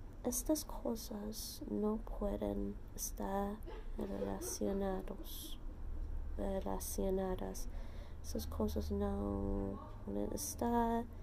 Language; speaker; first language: Spanish; non-native, learner; English